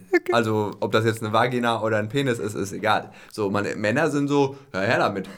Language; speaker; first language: German; native; German